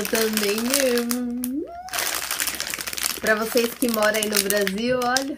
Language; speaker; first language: Portuguese; native; Portuguese